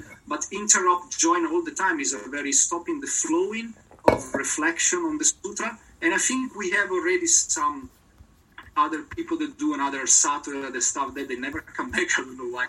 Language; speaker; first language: English; non-native, learner; Italian